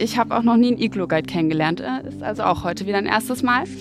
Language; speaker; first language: German; native; German